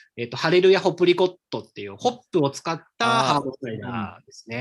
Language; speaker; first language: Japanese; native; Japanese